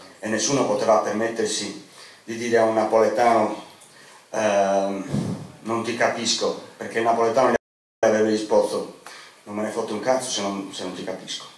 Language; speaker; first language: Italian; native; Italian